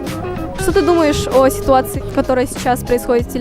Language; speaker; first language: Russian; native; Russian